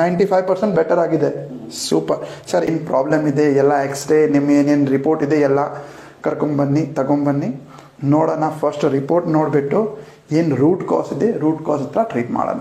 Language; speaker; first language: Kannada; non-native, local second language; Gujarati